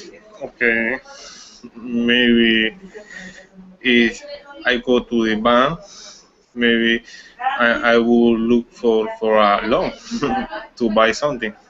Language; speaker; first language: English; non-native, learner; Spanish